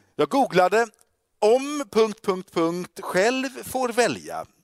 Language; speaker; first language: Swedish; native; Swedish